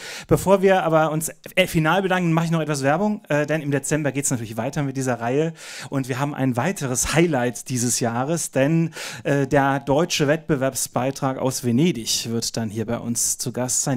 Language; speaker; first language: German; native; German